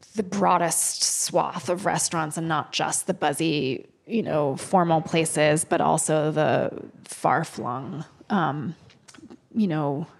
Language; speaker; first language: English; native; English